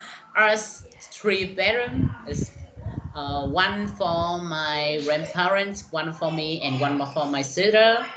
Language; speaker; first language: English; non-native, learner; Vietnamese